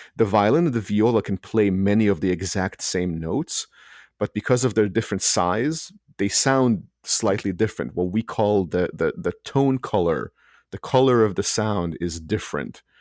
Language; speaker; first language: English; early bilingual, other home language; Hebrew